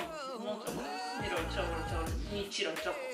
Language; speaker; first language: Spanish; non-native, learner; Japanese